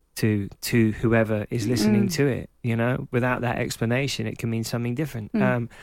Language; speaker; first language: English; native; English